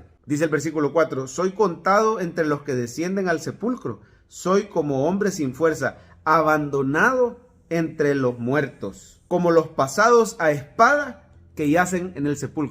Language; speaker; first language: Spanish; native; Spanish